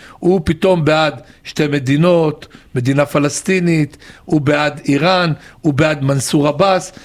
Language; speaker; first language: Hebrew; native; Hebrew